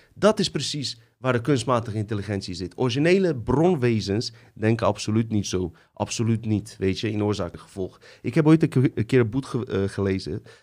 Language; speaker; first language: Dutch; early bilingual, other home language; Bosnian